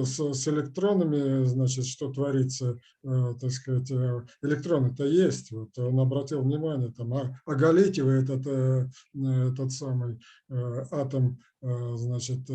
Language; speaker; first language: Russian; native; Russian